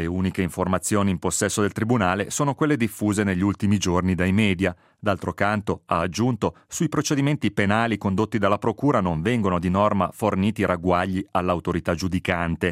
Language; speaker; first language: Italian; native; Italian